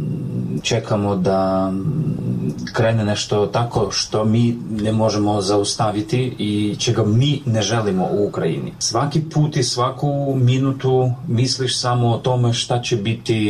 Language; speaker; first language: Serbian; non-native, fluent; Ukrainian